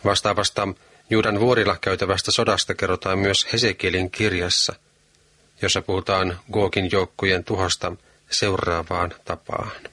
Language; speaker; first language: Finnish; native; Finnish